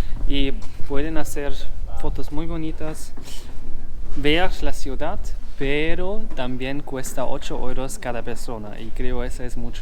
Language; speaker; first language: Spanish; non-native, fluent; German